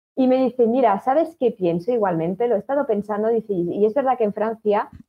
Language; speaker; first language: Spanish; non-native, fluent; French